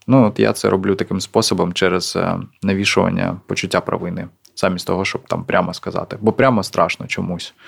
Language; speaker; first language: Ukrainian; non-native, local second language; Russian